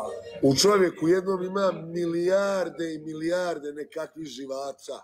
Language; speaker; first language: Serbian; early bilingual, heritage; Bosnian